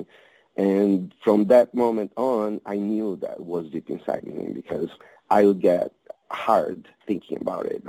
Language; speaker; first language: English; non-native, fluent; Portuguese